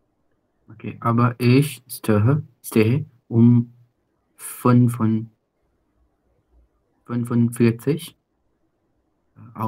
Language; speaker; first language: German; non-native, learner; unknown